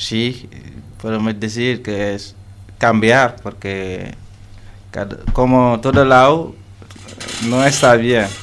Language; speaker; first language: Spanish; non-native, local second language; Wolof